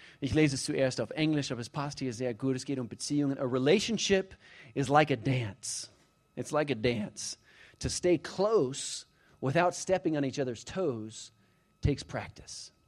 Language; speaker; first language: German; non-native, fluent; English